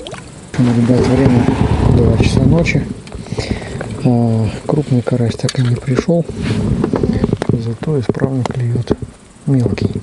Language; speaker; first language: Russian; native; Russian